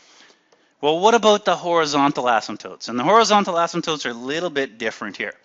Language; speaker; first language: English; native; English